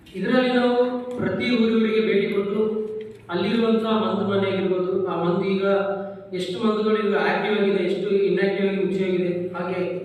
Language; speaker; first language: Kannada; non-native, local second language; Kodava